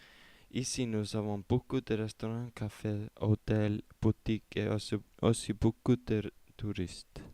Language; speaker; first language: French; non-native, learner; Icelandic